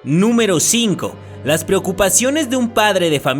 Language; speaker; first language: Spanish; native; Spanish